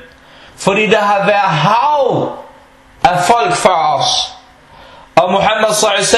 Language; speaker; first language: Danish; non-native, local second language; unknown